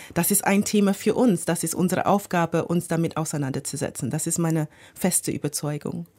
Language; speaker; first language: German; non-native, fluent; English